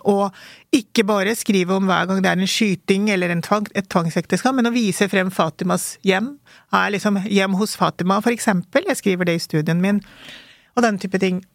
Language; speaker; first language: Norwegian; early bilingual, other home language; Urdu